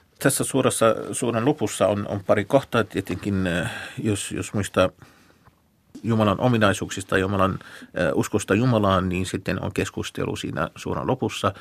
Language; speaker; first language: Finnish; non-native, fluent; Arabic